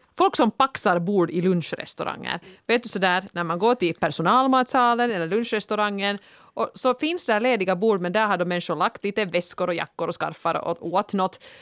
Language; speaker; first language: Swedish; native; Swedish